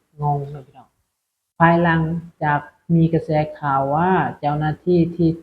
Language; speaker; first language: Thai; non-native, local second language; Lao